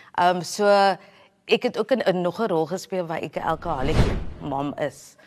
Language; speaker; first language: Afrikaans; early bilingual, heritage; Afrikaans